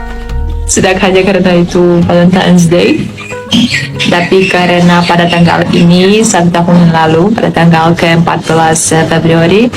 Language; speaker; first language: Indonesian; non-native, fluent; Polish